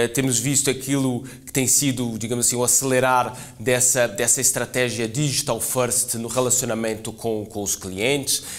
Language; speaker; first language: Portuguese; native; Portuguese